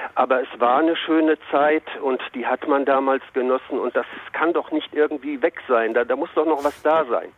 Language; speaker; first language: German; native; German